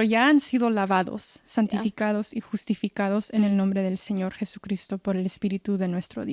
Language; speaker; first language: Spanish; early bilingual, heritage; Spanish